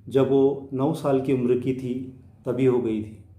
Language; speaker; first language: Hindi; non-native, local second language; Marathi